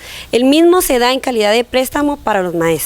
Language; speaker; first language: Spanish; native; Spanish